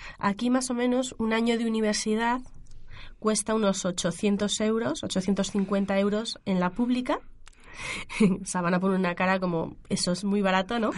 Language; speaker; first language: Spanish; native; Spanish